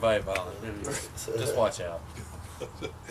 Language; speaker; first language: English; native; English